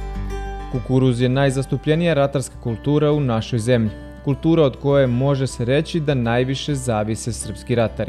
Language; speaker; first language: Serbian; native; Serbian